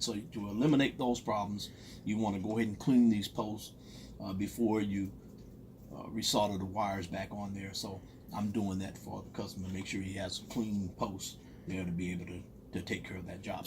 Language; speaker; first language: English; native; English